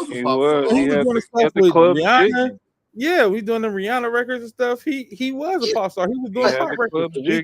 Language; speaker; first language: English; native; English